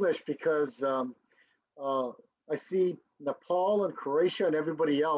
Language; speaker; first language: English; native; English